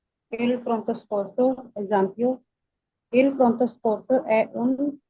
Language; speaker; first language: Italian; non-native, learner; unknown